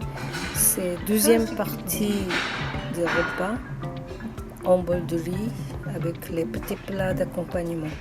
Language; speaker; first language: French; non-native, fluent; Korean